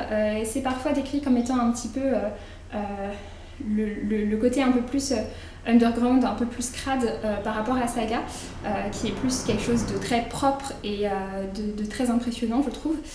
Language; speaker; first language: French; native; French